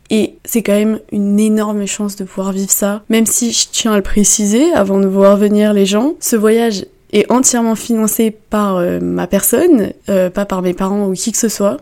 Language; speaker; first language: French; native; French